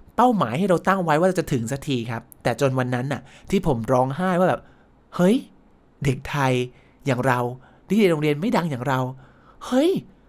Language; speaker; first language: Thai; native; Thai